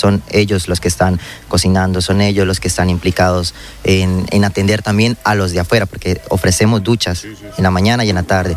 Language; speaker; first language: Spanish; native; Spanish